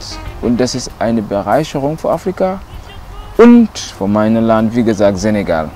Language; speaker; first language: German; non-native, local second language; Wolof